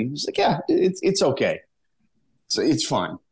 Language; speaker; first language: English; native; English